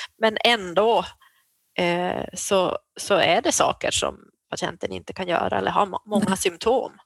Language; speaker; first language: Swedish; native; Swedish